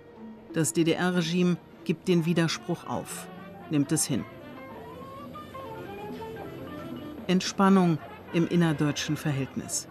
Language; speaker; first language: German; native; German